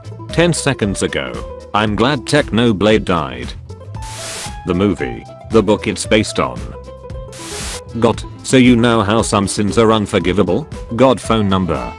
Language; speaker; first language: English; native; English